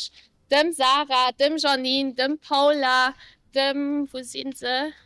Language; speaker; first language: German; non-native, local second language; Luxembourgish